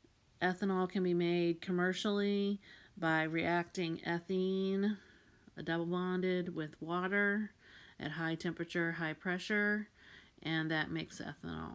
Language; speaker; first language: English; native; English